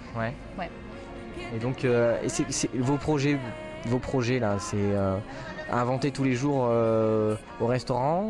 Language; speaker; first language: French; native; French